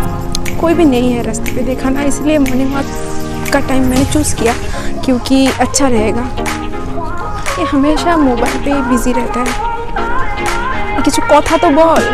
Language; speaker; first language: Hindi; non-native, local second language; Bangla